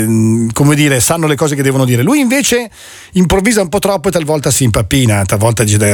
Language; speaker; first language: Italian; native; Italian